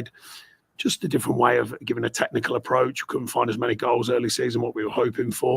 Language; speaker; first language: English; native; English